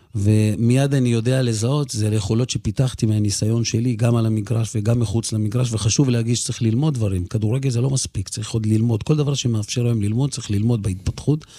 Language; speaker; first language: Hebrew; early bilingual, other home language; Russian